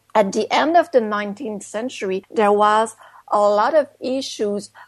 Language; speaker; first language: English; non-native, fluent; French